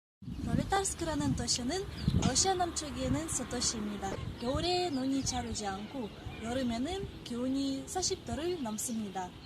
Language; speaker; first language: Korean; non-native, fluent; Russian